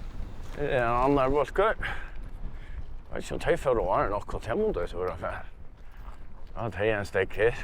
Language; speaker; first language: Swedish; non-native, learner; Faroese